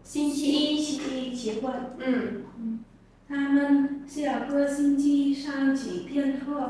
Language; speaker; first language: Chinese; non-native, learner; Vietnamese